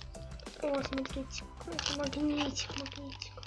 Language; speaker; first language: Russian; native; Russian